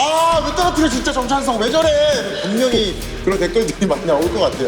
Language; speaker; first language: Korean; native; Korean